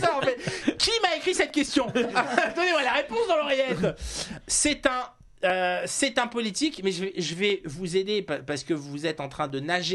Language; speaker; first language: French; native; French